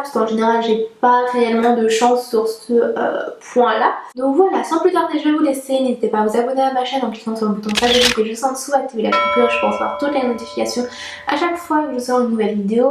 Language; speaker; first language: French; native; French